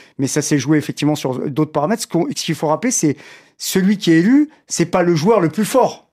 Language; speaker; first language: French; native; French